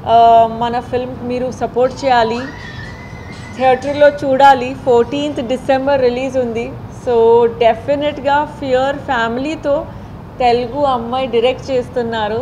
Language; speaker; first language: Telugu; non-native, learner; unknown